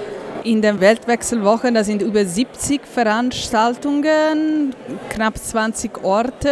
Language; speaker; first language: German; native; German